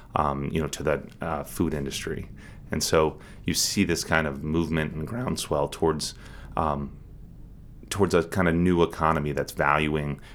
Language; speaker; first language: English; native; English